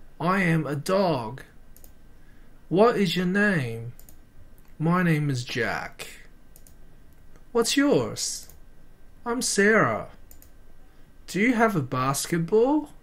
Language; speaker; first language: English; non-native, fluent; Chinese